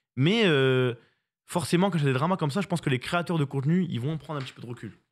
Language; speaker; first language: French; native; French